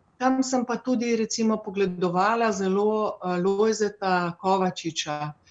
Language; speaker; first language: Slovenian; native; Slovenian